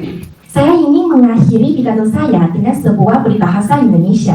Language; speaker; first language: Indonesian; non-native, fluent; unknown